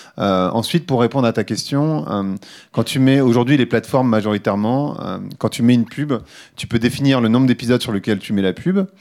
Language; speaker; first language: French; native; French